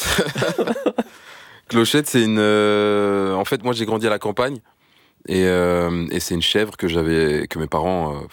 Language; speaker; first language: French; native; French